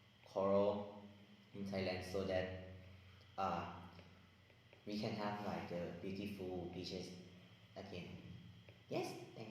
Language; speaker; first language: English; non-native, learner; Thai